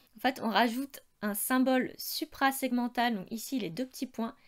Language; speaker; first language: French; native; French